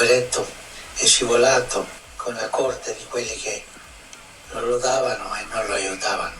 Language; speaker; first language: Italian; non-native, fluent; Spanish